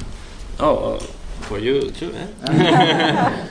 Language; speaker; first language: English; non-native, learner; Spanish